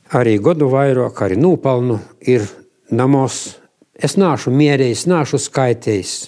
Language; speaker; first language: Latvian; native; Latvian